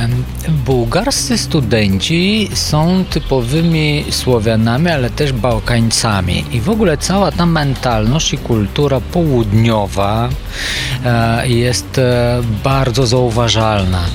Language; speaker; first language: Polish; non-native, fluent; Bulgarian